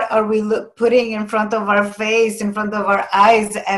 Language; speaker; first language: English; non-native, fluent; Polish